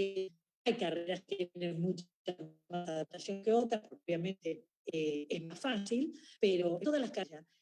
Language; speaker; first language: Spanish; native; Spanish